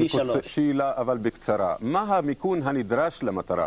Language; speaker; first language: Hebrew; non-native, local second language; Arabic